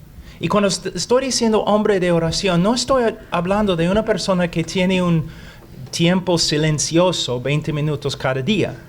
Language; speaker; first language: Spanish; non-native, fluent; English